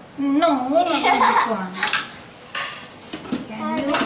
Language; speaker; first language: English; non-native, learner; Indonesian